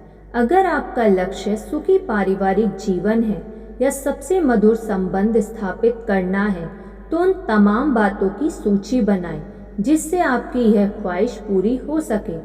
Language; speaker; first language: Hindi; native; Hindi